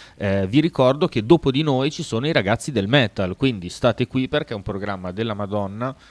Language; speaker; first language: Italian; native; Italian